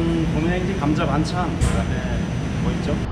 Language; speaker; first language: Korean; native; Korean